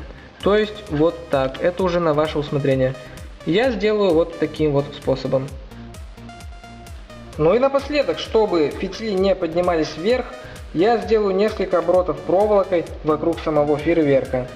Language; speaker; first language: Russian; native; Russian